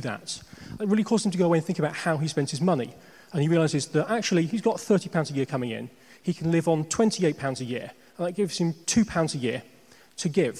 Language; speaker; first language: English; native; English